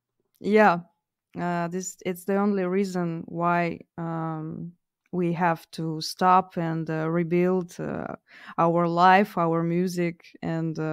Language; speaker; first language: English; non-native, fluent; Russian